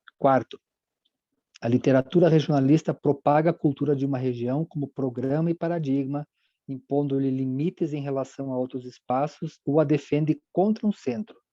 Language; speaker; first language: Portuguese; native; Portuguese